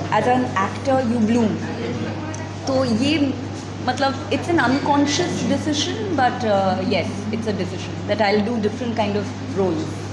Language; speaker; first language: Hindi; non-native, local second language; Bangla